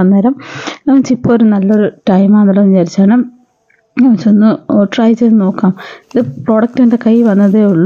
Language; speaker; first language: Malayalam; native; Malayalam